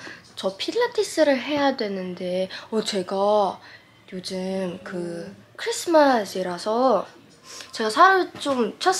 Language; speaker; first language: Korean; non-native, fluent; English